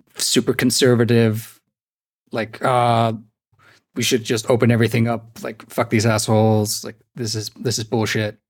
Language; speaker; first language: English; non-native, fluent; Icelandic